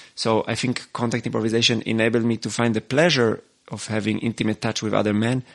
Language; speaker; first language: English; non-native, fluent; Hebrew